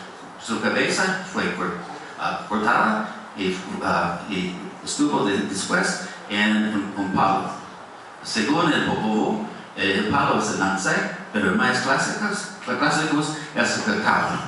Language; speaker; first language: Spanish; non-native, fluent; English